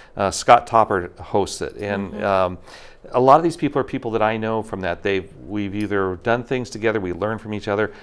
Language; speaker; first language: English; native; English